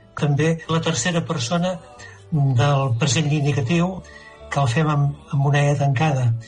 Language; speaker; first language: Catalan; native; Catalan